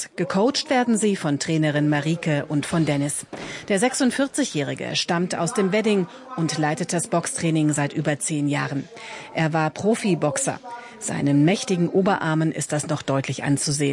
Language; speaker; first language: German; native; German